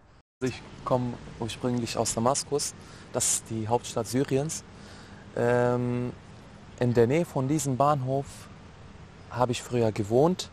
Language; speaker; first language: German; non-native, fluent; Arabic